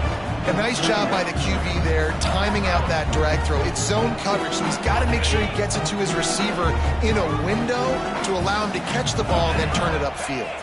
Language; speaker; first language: English; native; English